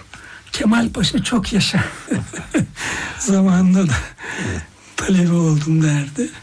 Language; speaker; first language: Turkish; native; Turkish